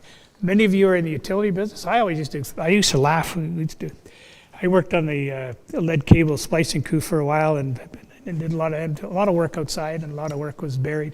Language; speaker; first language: English; native; English